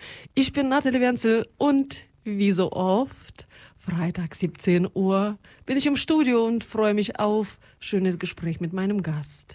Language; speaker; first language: German; non-native, fluent; Russian